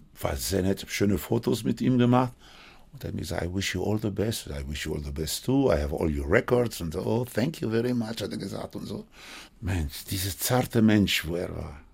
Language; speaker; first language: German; non-native, fluent; Spanish